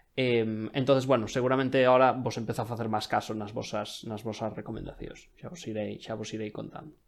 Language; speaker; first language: Galician; non-native, local second language; Spanish